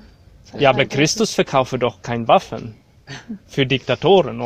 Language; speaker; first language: German; non-native, learner; Swedish